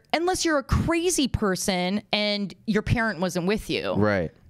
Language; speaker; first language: English; native; English